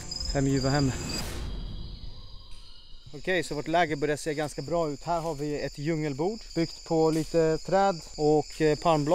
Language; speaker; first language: Swedish; native; Swedish